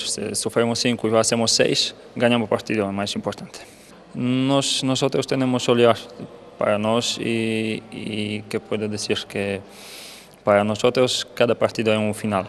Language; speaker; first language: Spanish; non-native, learner; Polish